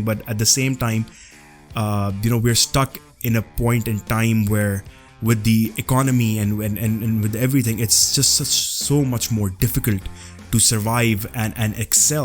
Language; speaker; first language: English; non-native, local second language; Urdu